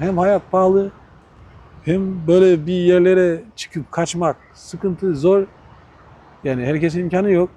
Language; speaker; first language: Turkish; non-native, fluent; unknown